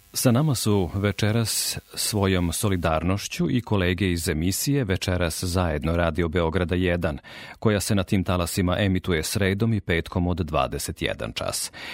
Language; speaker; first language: Serbian; native; Serbian